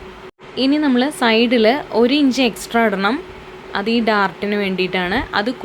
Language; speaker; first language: Malayalam; native; Malayalam